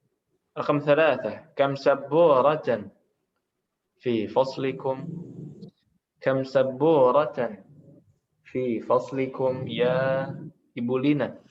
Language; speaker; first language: Arabic; non-native, fluent; Indonesian